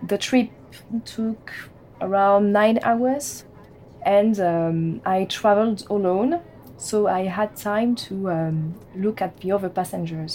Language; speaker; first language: English; non-native, fluent; French